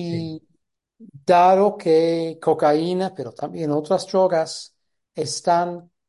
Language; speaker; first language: Spanish; non-native, fluent; English